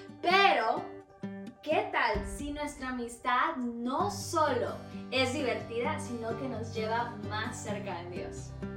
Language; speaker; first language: Spanish; native; Spanish